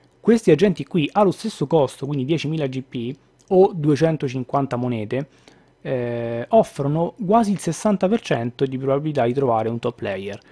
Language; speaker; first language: Italian; native; Italian